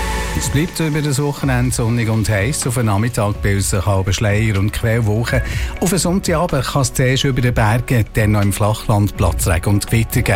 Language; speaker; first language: German; native; German